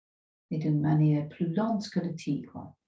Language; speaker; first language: French; non-native, fluent; English